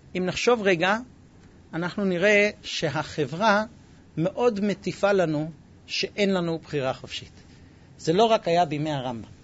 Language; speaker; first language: Hebrew; non-native, fluent; English